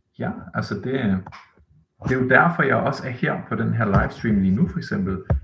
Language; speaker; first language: Danish; native; Danish